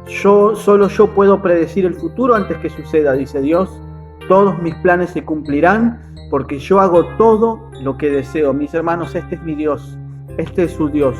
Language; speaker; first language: Spanish; native; Spanish